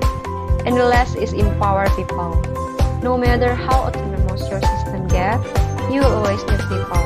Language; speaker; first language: English; non-native, learner; Indonesian